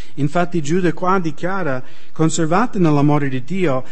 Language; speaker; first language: Italian; non-native, fluent; English